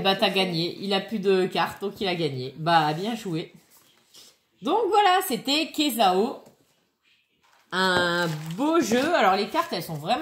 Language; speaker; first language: French; native; French